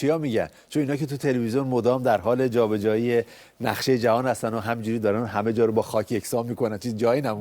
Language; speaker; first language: Persian; native; Persian